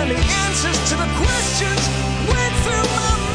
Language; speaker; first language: English; native; English